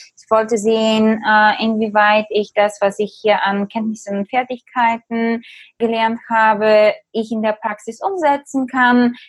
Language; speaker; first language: German; non-native, fluent; Bulgarian